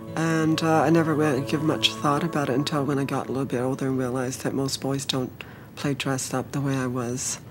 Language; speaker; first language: English; early bilingual, other home language; Vietnamese